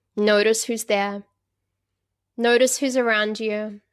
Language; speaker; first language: English; native; English